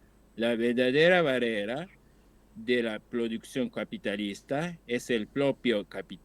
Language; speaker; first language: Spanish; non-native, fluent; Japanese